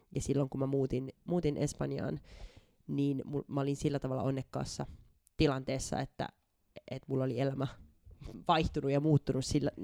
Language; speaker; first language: Finnish; native; Finnish